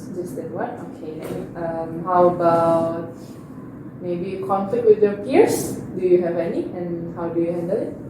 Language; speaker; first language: English; non-native, learner; Indonesian